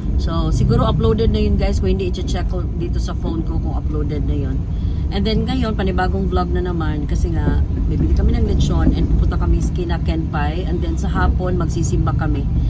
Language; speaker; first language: Filipino; non-native, local second language; Cebuano